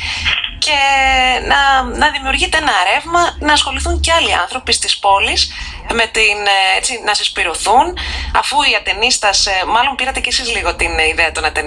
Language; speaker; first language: Greek; native; Greek